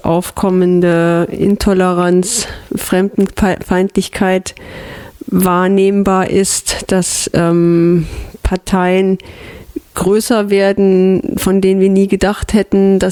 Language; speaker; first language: German; native; German